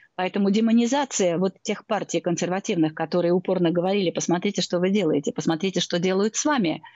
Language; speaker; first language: Russian; native; Russian